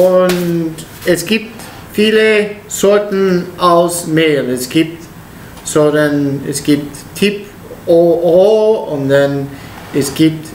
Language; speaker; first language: German; non-native, learner; Italian